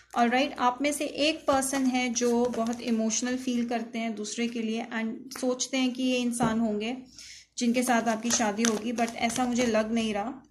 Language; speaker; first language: Hindi; native; Hindi